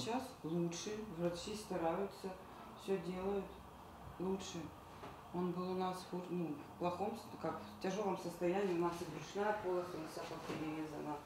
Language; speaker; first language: Russian; native; Russian